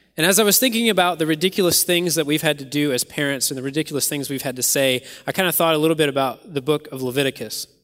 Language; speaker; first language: English; native; English